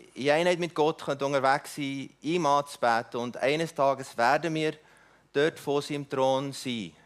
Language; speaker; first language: German; non-native, fluent; Afrikaans